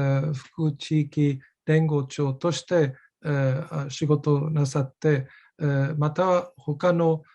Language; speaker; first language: Japanese; non-native, fluent; German